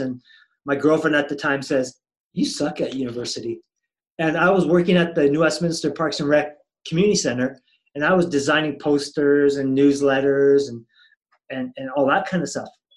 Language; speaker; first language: English; native; English